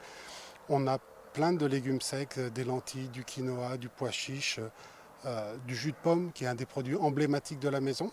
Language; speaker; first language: French; native; French